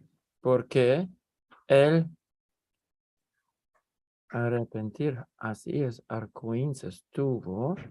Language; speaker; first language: Spanish; non-native, learner; English